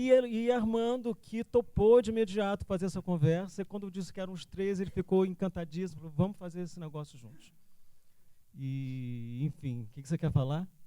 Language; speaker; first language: Portuguese; native; Portuguese